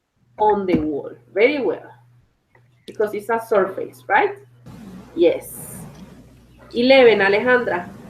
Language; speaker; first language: English; non-native, fluent; Spanish